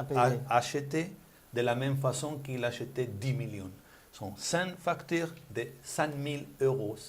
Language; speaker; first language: French; non-native, learner; Spanish